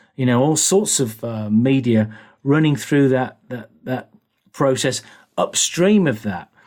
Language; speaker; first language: English; native; English